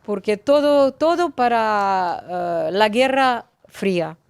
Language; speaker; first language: Spanish; non-native, learner; Ukrainian